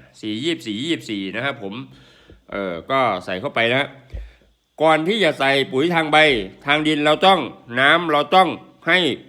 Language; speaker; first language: Thai; non-native, local second language; Northeastern Thai